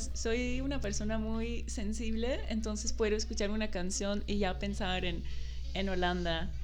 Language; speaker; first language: Spanish; non-native, fluent; Dutch